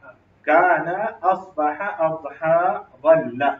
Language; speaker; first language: Arabic; non-native, fluent; Urdu